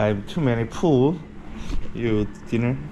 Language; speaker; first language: English; non-native, learner; Korean